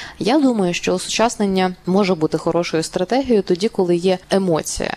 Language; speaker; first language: Ukrainian; native; Ukrainian